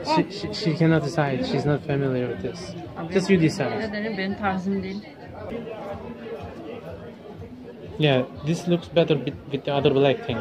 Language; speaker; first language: English; non-native, fluent; Turkish